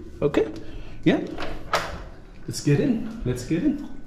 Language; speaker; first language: English; non-native, local second language; Filipino